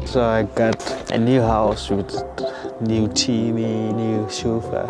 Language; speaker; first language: English; non-native, learner; Kalaallisut